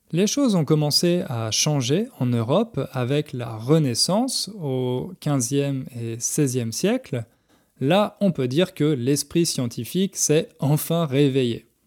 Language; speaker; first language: French; native; French